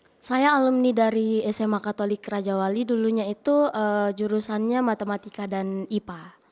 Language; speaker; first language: Indonesian; native; Indonesian